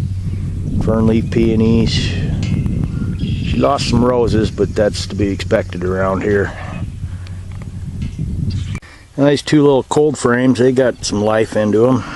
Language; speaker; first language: English; native; English